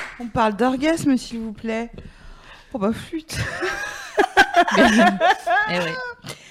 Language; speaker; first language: French; native; French